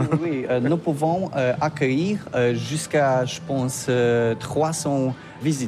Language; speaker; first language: French; non-native, learner; Polish